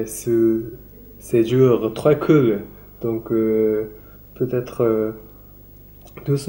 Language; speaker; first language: French; non-native, learner; Japanese